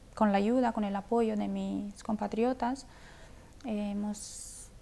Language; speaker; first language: Spanish; non-native, fluent; Romanian